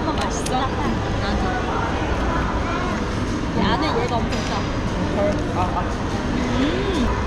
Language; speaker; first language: Korean; non-native, learner; English